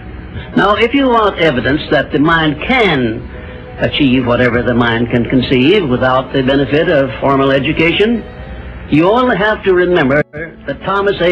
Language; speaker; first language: English; native; English